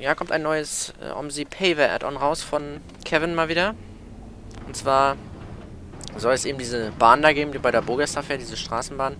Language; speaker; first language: German; native; German